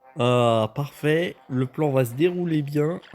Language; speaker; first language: French; native; French